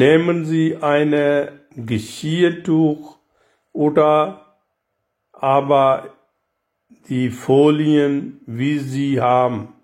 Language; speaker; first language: German; non-native, learner; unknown